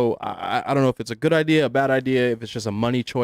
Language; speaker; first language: English; native; English